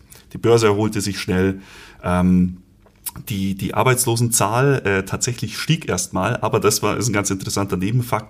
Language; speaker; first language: German; native; German